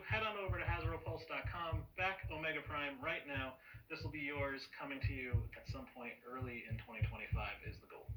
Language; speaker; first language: English; native; English